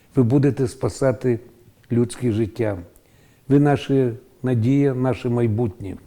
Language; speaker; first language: Ukrainian; native; Ukrainian